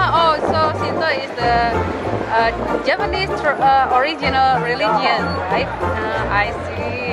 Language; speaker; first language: English; non-native, learner; Indonesian